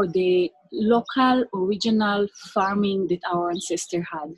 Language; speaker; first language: English; non-native, fluent; Hebrew